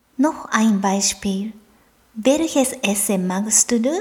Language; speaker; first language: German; non-native, fluent; Japanese